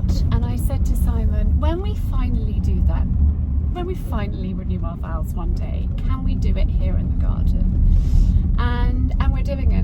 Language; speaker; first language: English; native; English